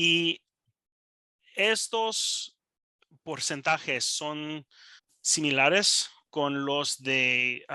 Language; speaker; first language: Spanish; non-native, learner; English